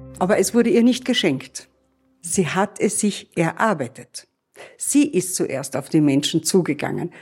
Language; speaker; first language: German; native; German